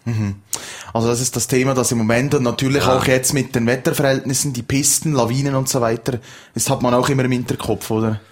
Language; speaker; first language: German; native; German